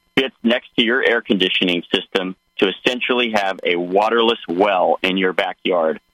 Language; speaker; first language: English; native; English